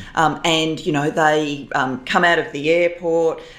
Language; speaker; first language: English; native; English